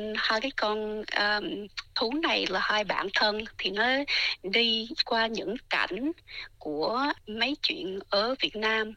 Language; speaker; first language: Vietnamese; early bilingual, heritage; Vietnamese